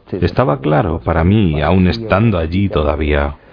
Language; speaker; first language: Spanish; non-native, fluent; German